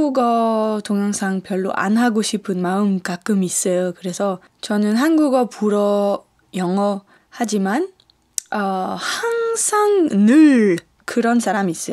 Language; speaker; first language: Korean; non-native, fluent; French